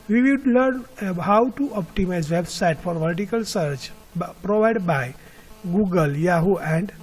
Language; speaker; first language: English; non-native, local second language; Gujarati